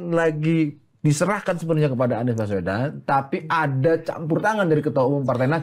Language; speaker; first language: Indonesian; native; Indonesian